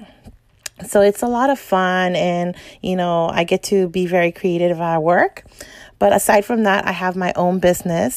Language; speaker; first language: English; native; English